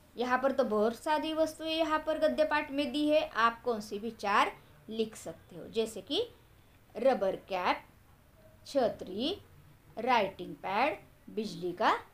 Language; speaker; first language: Hindi; non-native, local second language; Marathi